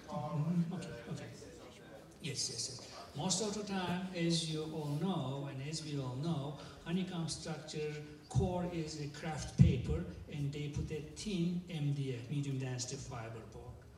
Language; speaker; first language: English; non-native, fluent; Turkish